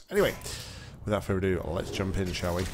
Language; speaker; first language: English; native; English